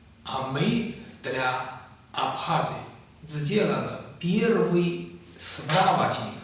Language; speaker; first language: Russian; non-native, learner; Chinese